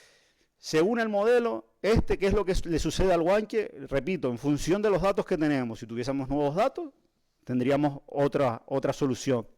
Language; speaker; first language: Spanish; native; Spanish